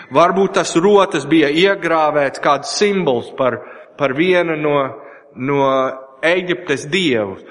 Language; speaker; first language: Latvian; non-native, learner; English